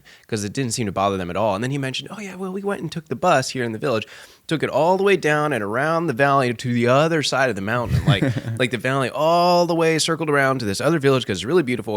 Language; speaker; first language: English; native; English